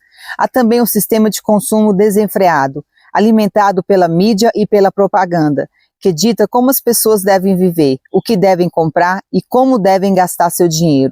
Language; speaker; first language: Portuguese; native; Portuguese